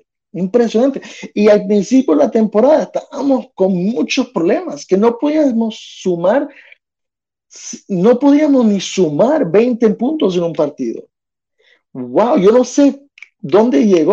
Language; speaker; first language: Spanish; early bilingual, heritage; Spanish